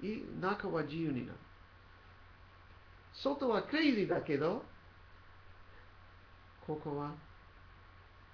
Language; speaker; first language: Japanese; non-native, learner; English